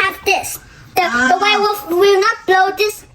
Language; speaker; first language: English; non-native, learner; Vietnamese